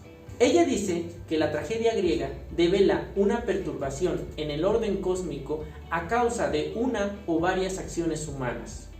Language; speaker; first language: Spanish; native; Spanish